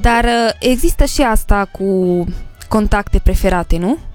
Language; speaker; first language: Romanian; native; Romanian